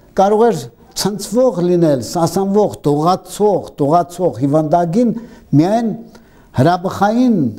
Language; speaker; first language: Armenian; native; Armenian